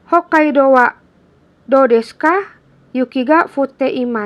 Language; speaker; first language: Japanese; non-native, fluent; Indonesian